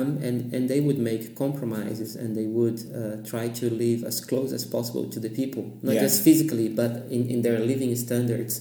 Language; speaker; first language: English; non-native, fluent; Portuguese